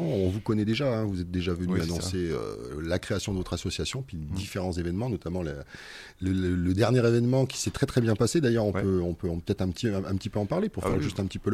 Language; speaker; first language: French; native; French